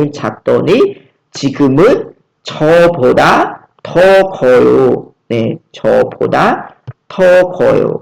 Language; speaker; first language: Korean; non-native, fluent; Khmer